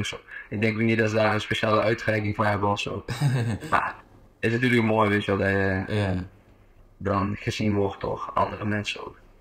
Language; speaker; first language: Dutch; native; Dutch